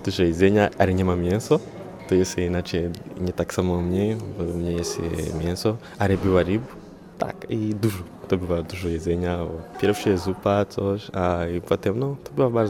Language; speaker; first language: Polish; non-native, learner; Kinyarwanda